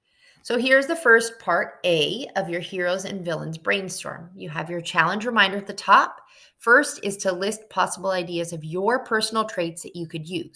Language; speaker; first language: English; native; English